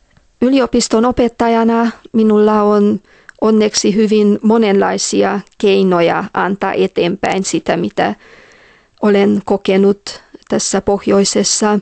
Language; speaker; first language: Finnish; non-native, fluent; Hungarian